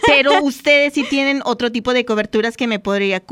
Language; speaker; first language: Spanish; native; Spanish